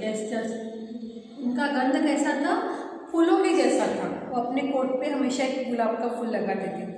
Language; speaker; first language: Hindi; non-native, local second language; Marathi